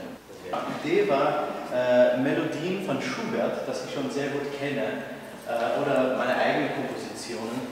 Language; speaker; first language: German; non-native, fluent; English